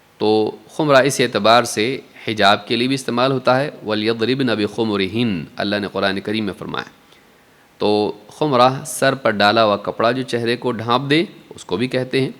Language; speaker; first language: Urdu; native; Urdu